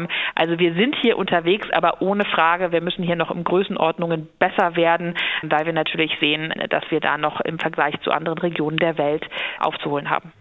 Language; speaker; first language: German; native; German